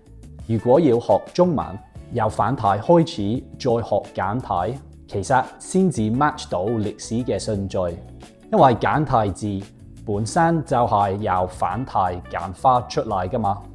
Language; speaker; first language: Cantonese; non-native, fluent; English